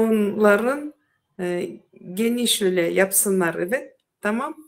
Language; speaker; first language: Turkish; non-native, learner; Russian